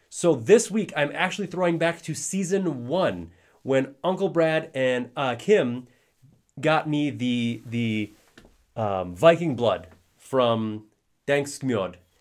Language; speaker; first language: English; native; English